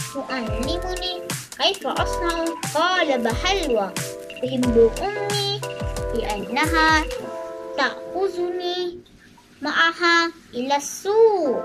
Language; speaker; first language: Arabic; non-native, learner; Malay